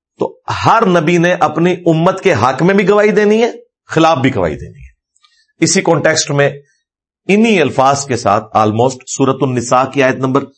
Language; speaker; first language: Urdu; non-native, local second language; Punjabi